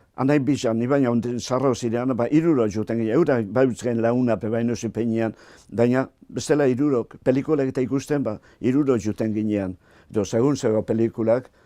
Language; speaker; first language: Basque; native; Basque